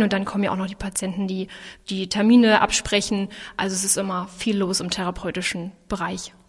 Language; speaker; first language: German; native; German